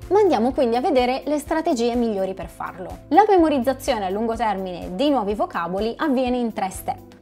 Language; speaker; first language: Italian; native; Italian